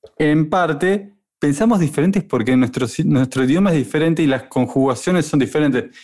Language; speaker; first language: Spanish; native; Spanish